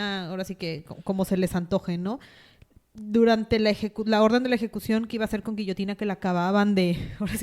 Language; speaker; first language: Spanish; native; Spanish